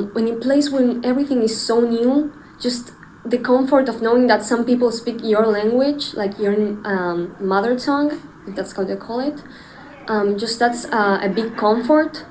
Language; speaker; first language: English; non-native, fluent; Spanish